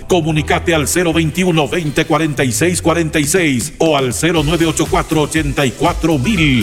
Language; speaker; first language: Spanish; native; Spanish